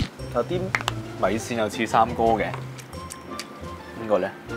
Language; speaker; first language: Chinese; native; Chinese